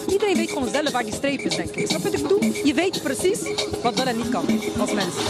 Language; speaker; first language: Dutch; early bilingual, other home language; Albanian